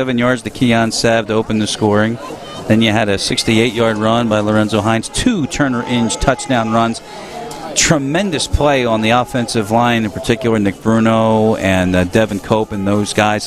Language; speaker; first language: English; native; English